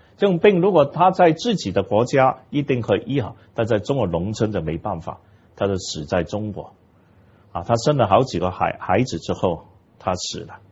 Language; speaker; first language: Chinese; non-native, local second language; Cantonese